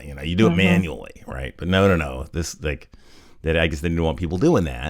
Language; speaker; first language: English; native; English